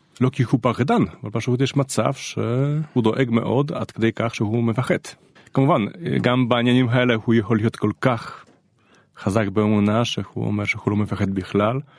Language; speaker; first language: Hebrew; non-native, fluent; Polish